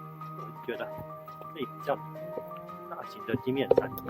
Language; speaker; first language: Chinese; native; Chinese